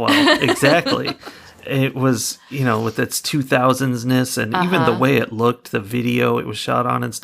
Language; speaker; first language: English; native; English